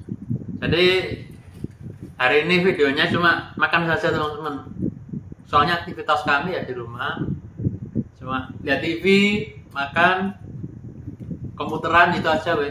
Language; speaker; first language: Indonesian; non-native, local second language; Javanese